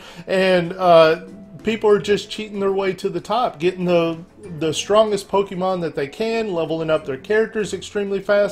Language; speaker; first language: English; native; English